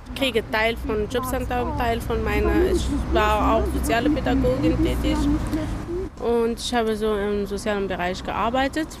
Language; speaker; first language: German; non-native, learner; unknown